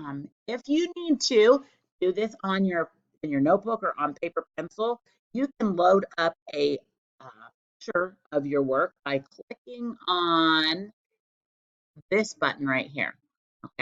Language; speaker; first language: English; native; English